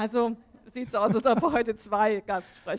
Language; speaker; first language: German; native; German